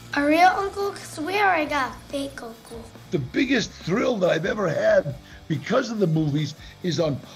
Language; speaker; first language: English; native; English